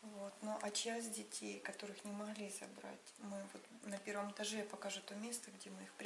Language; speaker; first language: Russian; native; Russian